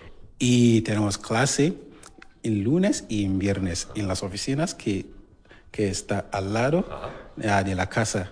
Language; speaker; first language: Spanish; non-native, learner; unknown